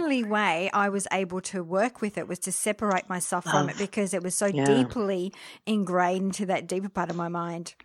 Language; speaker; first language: English; early bilingual, other home language; French